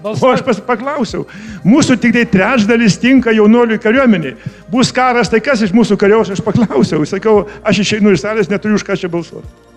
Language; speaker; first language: Lithuanian; native; Lithuanian